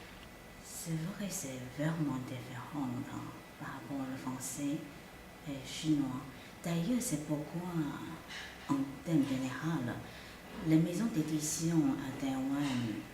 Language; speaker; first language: French; non-native, fluent; Chinese